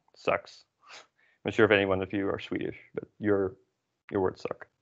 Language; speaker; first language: English; non-native, fluent; Dutch